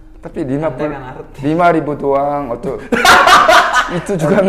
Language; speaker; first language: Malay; non-native, fluent; Korean